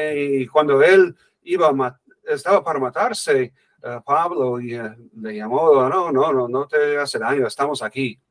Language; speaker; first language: Spanish; non-native, fluent; English